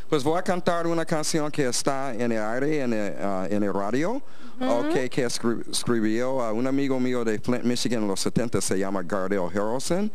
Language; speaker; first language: Spanish; non-native, fluent; English